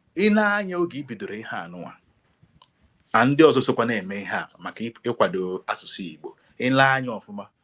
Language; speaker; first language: Igbo; native; Igbo